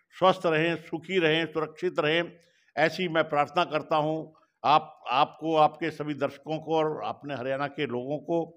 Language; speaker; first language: Hindi; native; Hindi